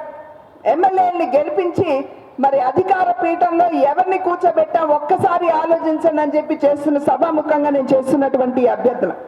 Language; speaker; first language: Telugu; native; Telugu